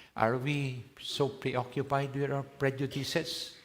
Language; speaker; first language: English; non-native, local second language; Filipino